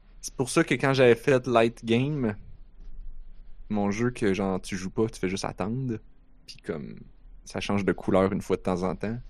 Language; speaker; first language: French; native; French